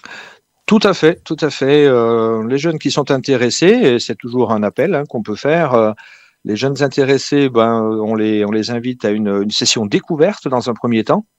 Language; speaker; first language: French; native; French